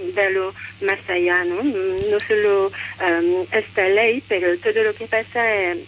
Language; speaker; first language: Spanish; non-native, fluent; French